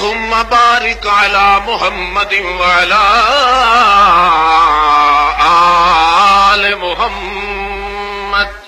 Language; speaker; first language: Arabic; non-native, fluent; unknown